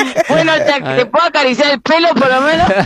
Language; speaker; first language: Spanish; native; Spanish